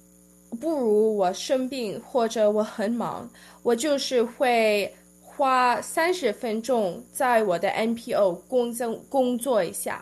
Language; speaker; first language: Chinese; early bilingual, heritage; Chinese